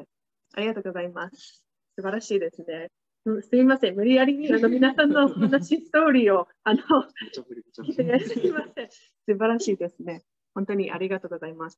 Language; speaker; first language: Japanese; non-native, fluent; English